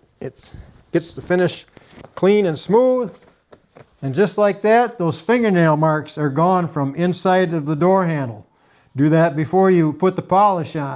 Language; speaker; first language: English; native; English